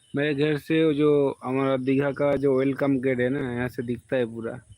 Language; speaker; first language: Hindi; non-native, local second language; Bangla